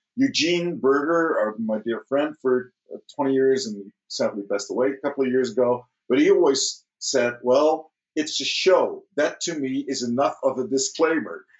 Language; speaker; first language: English; early bilingual, other home language; Dutch